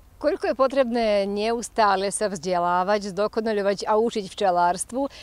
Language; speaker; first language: Slovak; native; Slovak